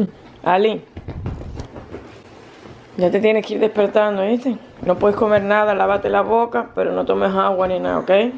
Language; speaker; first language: Spanish; native; Spanish